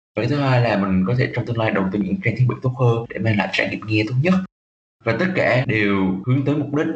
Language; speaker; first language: Vietnamese; native; Vietnamese